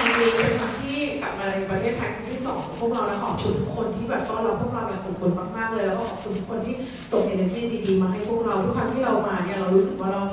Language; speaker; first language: Thai; native; Thai